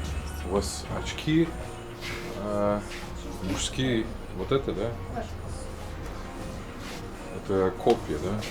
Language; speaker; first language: Russian; non-native, learner; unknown